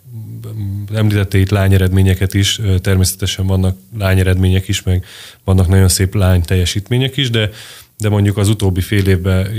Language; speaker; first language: Hungarian; native; Hungarian